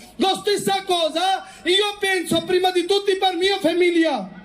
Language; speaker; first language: Italian; non-native, fluent; Urdu